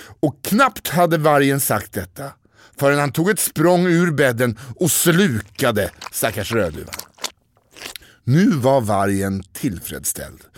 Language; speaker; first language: Swedish; native; Swedish